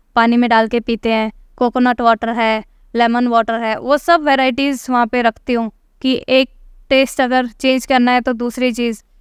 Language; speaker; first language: Hindi; native; Hindi